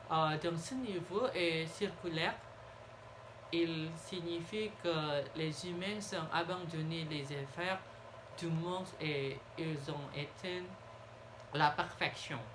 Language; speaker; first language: French; non-native, learner; Indonesian